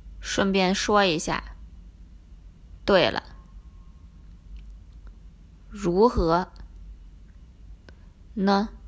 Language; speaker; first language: Chinese; non-native, learner; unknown